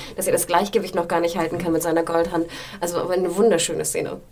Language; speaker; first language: German; native; German